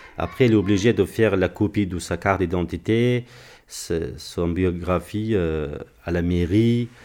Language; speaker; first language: French; non-native, fluent; Persian